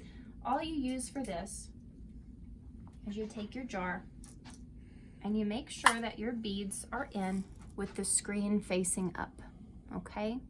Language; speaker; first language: English; native; English